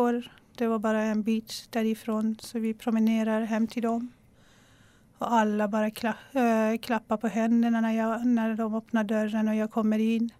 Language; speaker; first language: Swedish; non-native, fluent; Persian